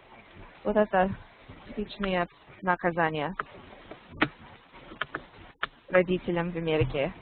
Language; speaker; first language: Russian; non-native, learner; English